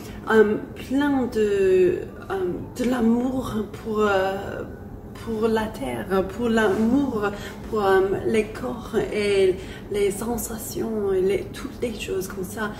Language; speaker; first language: French; non-native, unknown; English